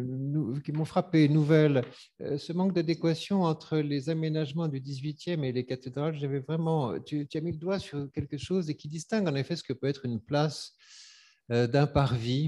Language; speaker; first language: French; native; French